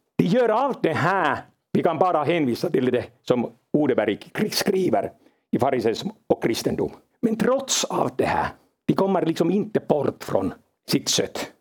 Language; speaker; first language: Swedish; non-native, local second language; Finnish